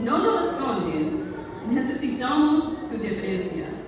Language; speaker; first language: Spanish; non-native, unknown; English